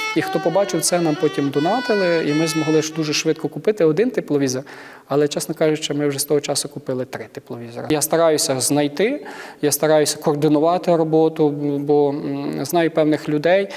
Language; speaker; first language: Ukrainian; native; Ukrainian